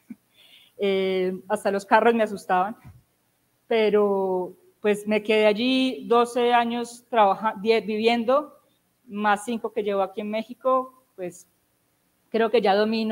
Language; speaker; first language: Spanish; native; Spanish